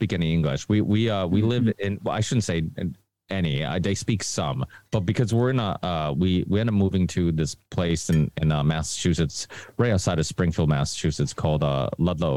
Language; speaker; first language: English; early bilingual, other home language; Portuguese